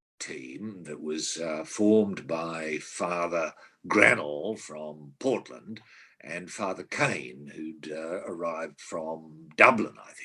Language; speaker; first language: English; native; English